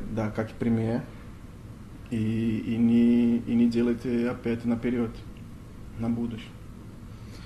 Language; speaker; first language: Russian; non-native, learner; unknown